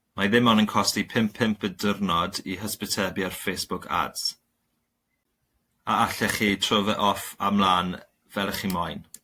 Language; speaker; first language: Welsh; non-native, local second language; English